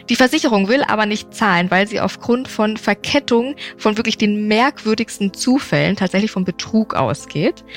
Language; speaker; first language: German; native; German